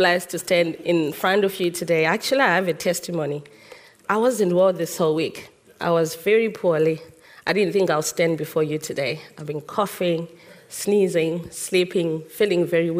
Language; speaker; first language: English; non-native, local second language; Shona